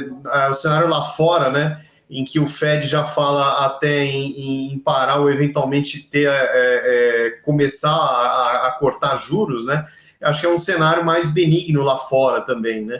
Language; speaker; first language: Portuguese; native; Portuguese